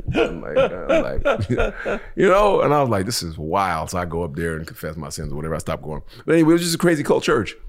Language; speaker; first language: English; native; English